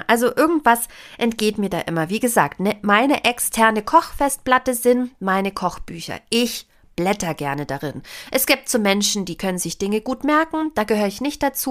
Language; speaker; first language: German; native; German